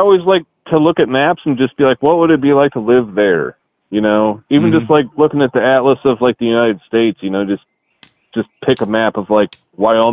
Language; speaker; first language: English; native; English